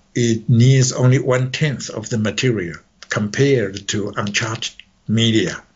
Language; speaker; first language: English; non-native, fluent; Chinese